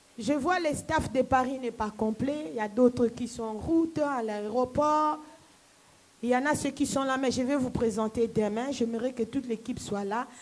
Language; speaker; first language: French; non-native, local second language; Lingala